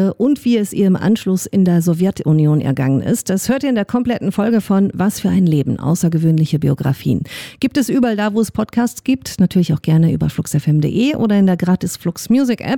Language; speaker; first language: German; native; German